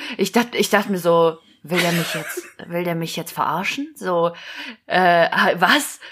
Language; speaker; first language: German; early bilingual, other home language; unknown